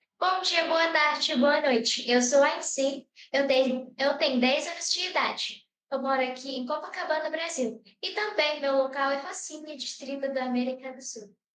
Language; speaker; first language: Portuguese; early bilingual, other home language; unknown